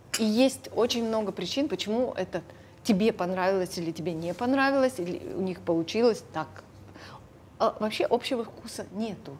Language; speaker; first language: Russian; non-native, local second language; Lithuanian